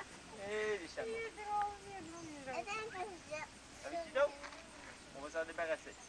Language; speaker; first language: French; native; French